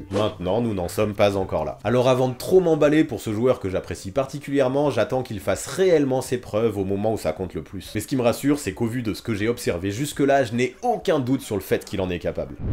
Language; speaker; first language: French; native; French